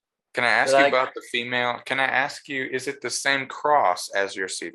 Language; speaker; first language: English; native; English